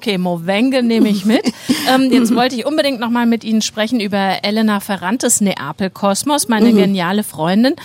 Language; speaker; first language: German; native; German